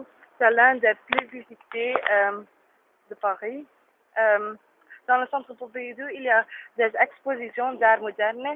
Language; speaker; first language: French; non-native, learner; Dutch